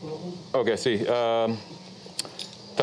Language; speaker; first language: Spanish; non-native, learner; English